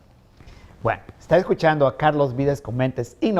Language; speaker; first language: Spanish; native; Spanish